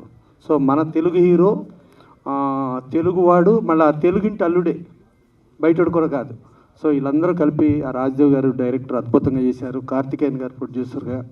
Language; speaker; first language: Telugu; native; Telugu